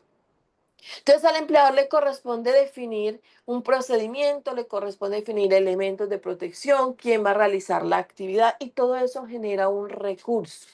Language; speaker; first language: Spanish; native; Spanish